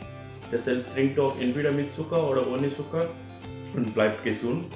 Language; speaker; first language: German; non-native, fluent; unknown